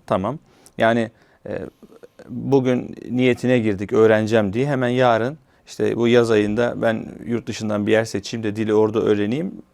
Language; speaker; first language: Turkish; native; Turkish